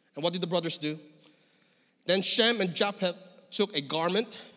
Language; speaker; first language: English; non-native, local second language; Filipino